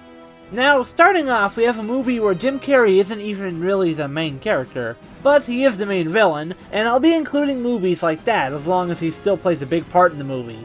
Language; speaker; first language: English; native; English